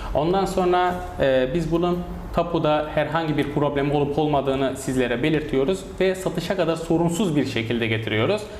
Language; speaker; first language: Turkish; native; Turkish